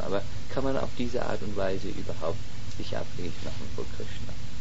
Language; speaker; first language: German; native; German